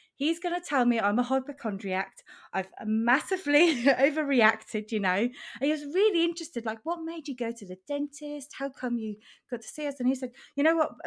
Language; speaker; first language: English; non-native, fluent; German